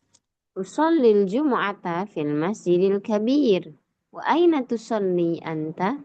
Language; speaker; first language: Arabic; non-native, fluent; Indonesian